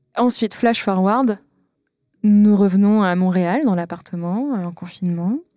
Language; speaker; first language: French; native; French